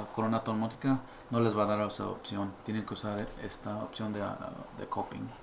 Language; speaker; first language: Spanish; early bilingual, heritage; Spanish